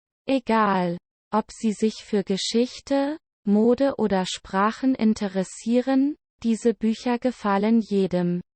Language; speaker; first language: German; non-native, learner; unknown